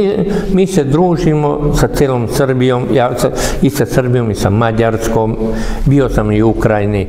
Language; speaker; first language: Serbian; non-native, local second language; Hungarian